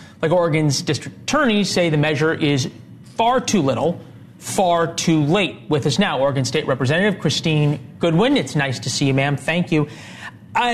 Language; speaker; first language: English; native; English